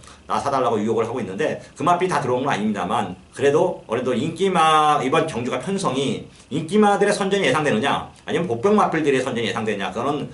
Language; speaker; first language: Korean; native; Korean